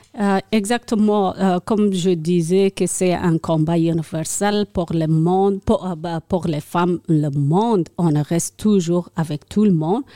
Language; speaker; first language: French; non-native, learner; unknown